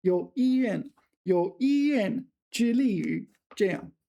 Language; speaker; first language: Chinese; non-native, fluent; English